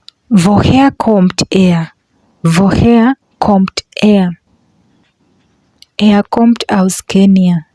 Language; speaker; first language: German; non-native, learner; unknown